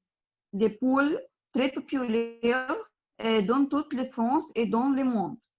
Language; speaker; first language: French; non-native, learner; Arabic